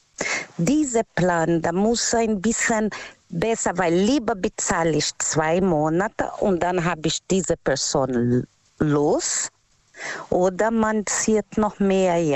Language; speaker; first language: German; non-native, learner; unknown